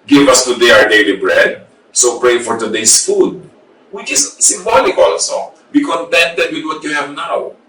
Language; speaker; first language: English; non-native, local second language; Filipino